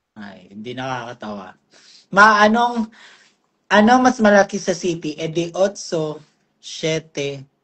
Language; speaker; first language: Filipino; non-native, local second language; Cebuano